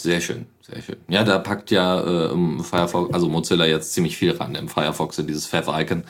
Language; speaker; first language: German; native; German